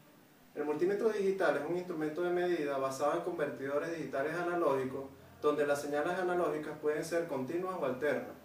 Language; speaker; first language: Spanish; native; Spanish